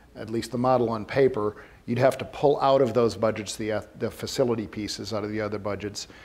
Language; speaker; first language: English; native; English